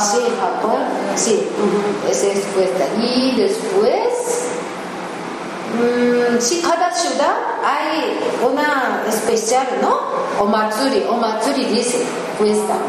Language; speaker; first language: Spanish; non-native, learner; Japanese